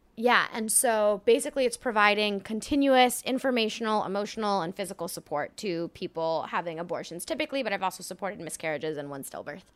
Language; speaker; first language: English; early bilingual, other home language; French